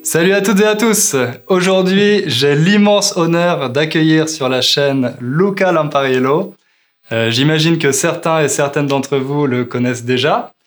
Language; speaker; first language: French; native; French